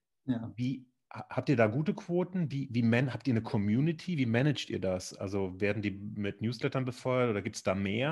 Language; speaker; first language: German; native; German